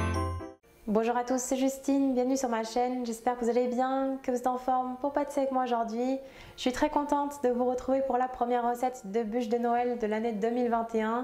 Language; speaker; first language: French; native; French